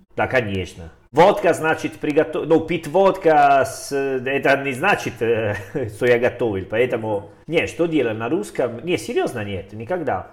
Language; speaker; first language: Russian; non-native, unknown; Italian